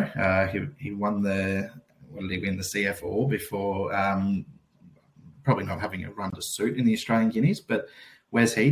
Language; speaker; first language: English; native; English